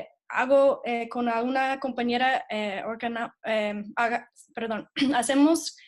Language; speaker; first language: Spanish; non-native, fluent; English